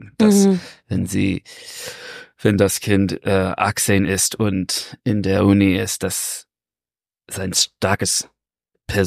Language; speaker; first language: German; non-native, learner; English